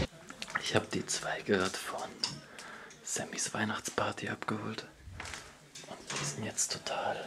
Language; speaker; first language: German; native; German